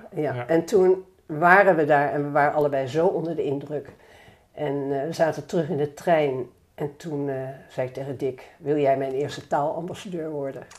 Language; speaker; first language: Dutch; native; Dutch